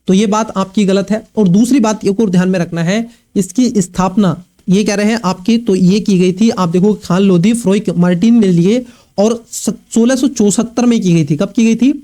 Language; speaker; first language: Hindi; native; Hindi